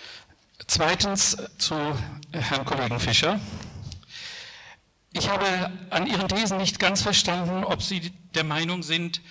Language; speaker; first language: German; native; German